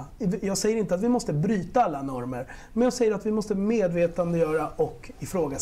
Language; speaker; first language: Swedish; early bilingual, other home language; Spanish